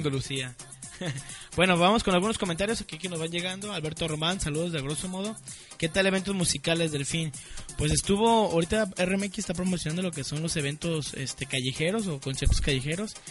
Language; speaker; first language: Spanish; native; Spanish